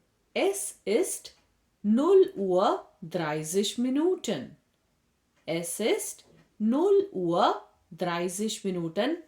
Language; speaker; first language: German; non-native, fluent; Hindi